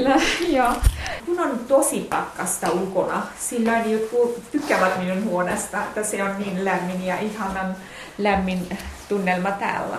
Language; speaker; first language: Finnish; non-native, fluent; Bangla